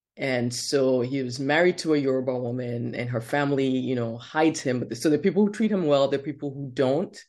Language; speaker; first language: English; non-native, local second language; Yoruba